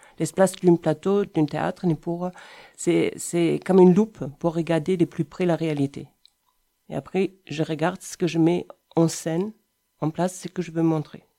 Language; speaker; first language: French; non-native, fluent; German